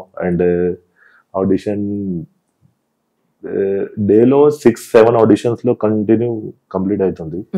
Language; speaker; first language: Telugu; non-native, local second language; Hindi